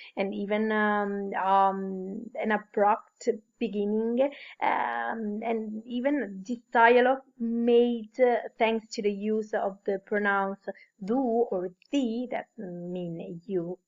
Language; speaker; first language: English; non-native, fluent; Italian